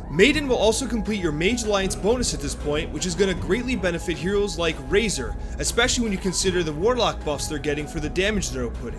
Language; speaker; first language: English; native; English